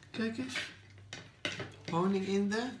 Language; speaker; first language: Dutch; native; Dutch